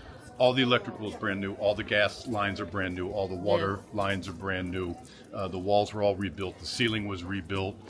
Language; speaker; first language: English; native; English